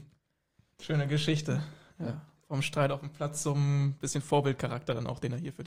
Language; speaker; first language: German; native; German